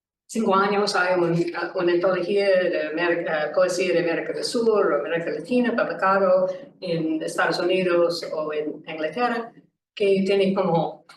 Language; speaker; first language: Spanish; non-native, learner; English